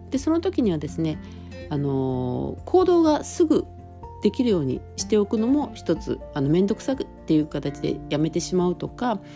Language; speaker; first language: Japanese; native; Japanese